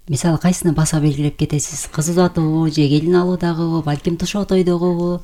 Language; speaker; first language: Kyrgyz; native; Kyrgyz